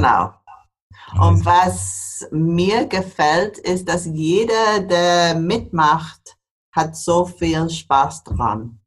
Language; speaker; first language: German; non-native, fluent; English